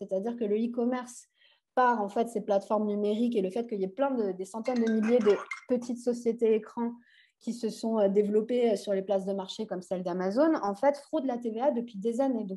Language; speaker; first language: French; native; French